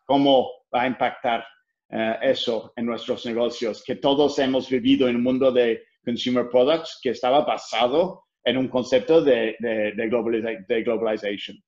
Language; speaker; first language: Spanish; non-native, fluent; English